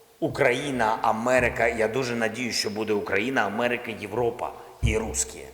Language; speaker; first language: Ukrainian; non-native, local second language; Russian